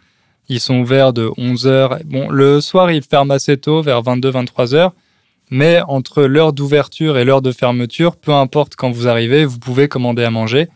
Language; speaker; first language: French; native; French